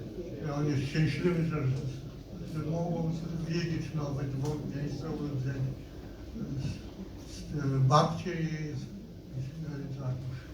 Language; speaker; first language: Polish; non-native, local second language; Yiddish